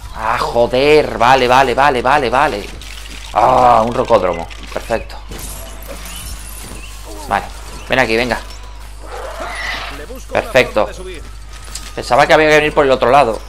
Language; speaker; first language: Spanish; native; Spanish